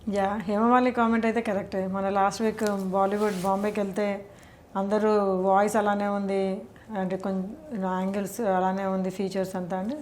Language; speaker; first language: Telugu; native; Telugu